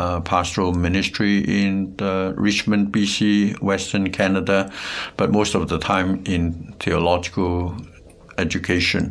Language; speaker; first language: English; non-native, local second language; Cantonese